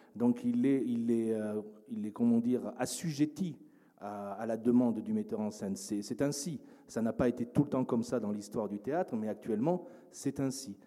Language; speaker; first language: French; native; French